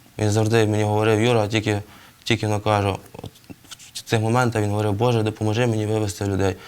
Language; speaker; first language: Ukrainian; native; Ukrainian